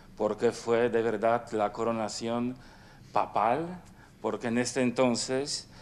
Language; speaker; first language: Spanish; non-native, fluent; Polish